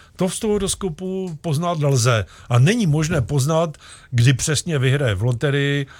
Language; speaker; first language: Czech; native; Czech